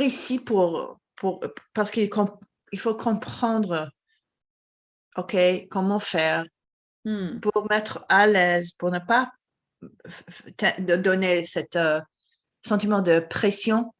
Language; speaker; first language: French; non-native, fluent; English